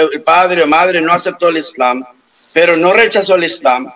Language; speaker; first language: Spanish; native; Spanish